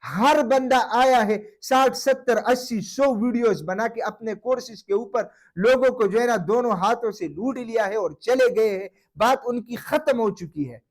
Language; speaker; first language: Urdu; non-native, local second language; Pashto